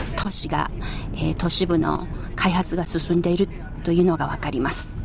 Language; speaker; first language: Japanese; non-native, fluent; Chinese